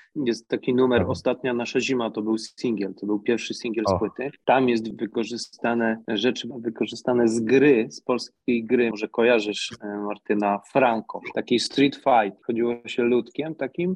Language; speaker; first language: Polish; native; Polish